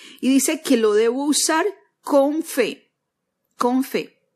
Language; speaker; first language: Spanish; native; Spanish